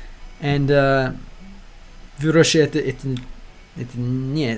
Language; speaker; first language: Russian; non-native, learner; English